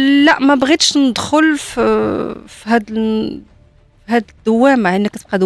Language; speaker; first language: Arabic; native; Arabic